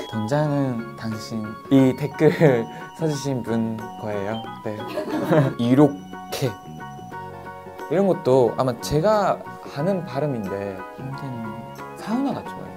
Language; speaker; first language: Korean; non-native, fluent; Japanese